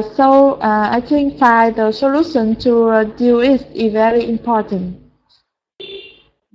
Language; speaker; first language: English; non-native, learner; Vietnamese